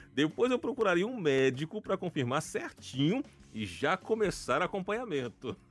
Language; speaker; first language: Portuguese; native; Portuguese